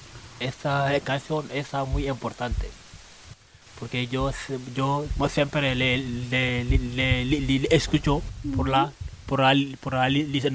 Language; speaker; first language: Spanish; non-native, learner; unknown